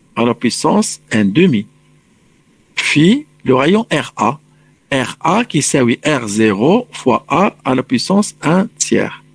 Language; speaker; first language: French; non-native, local second language; Arabic